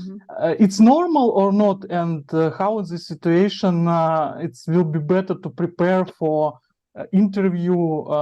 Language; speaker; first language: English; non-native, learner; Russian